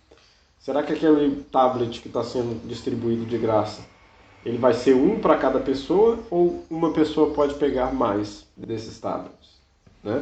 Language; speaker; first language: Portuguese; native; Portuguese